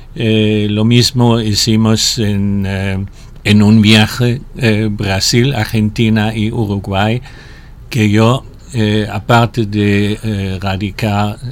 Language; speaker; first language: Spanish; non-native, fluent; German